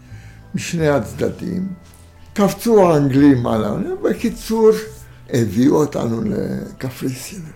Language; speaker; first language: Hebrew; non-native, fluent; Romanian